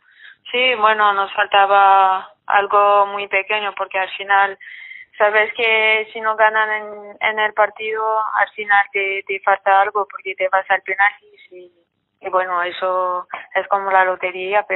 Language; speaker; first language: Spanish; non-native, fluent; French